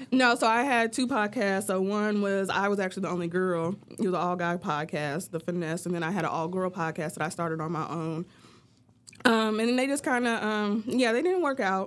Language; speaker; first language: English; native; English